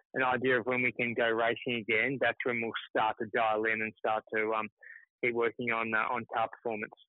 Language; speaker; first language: English; native; English